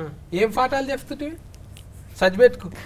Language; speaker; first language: Telugu; native; Telugu